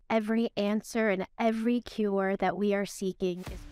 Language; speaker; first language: English; early bilingual, other home language; Filipino